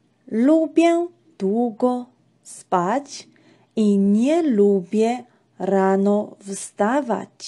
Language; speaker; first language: Polish; non-native, fluent; Georgian